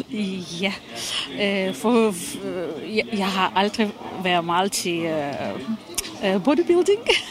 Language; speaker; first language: Danish; non-native, fluent; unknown